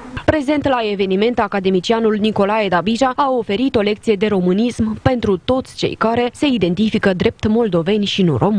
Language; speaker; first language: Romanian; native; Romanian